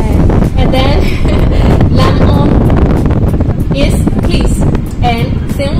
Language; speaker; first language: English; non-native, learner; Burmese